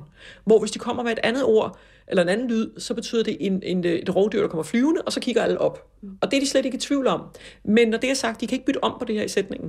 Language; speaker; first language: Danish; native; Danish